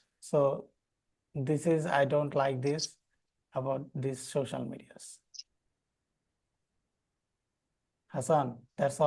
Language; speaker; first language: English; non-native, learner; Bangla